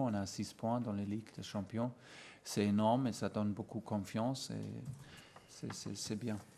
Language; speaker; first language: French; non-native, fluent; German